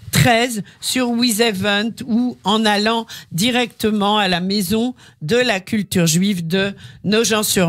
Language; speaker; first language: French; native; French